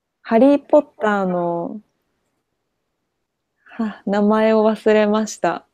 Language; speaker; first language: Japanese; non-native, fluent; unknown